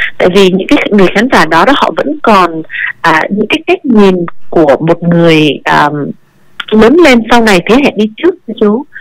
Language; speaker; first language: Vietnamese; early bilingual, heritage; Vietnamese